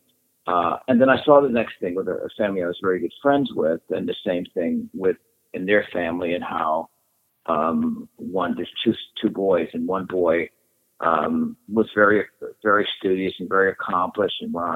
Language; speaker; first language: English; native; English